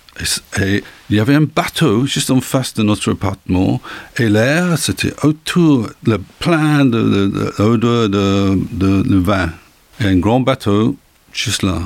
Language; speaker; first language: French; non-native, learner; English